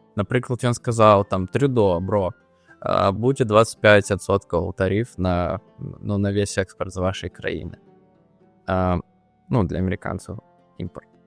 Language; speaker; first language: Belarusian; non-native, local second language; Russian